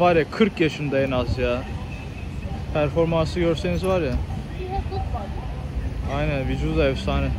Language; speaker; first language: Turkish; native; Turkish